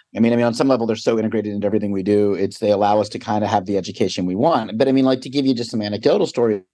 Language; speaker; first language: English; native; English